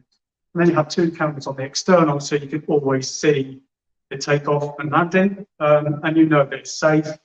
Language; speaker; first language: English; native; English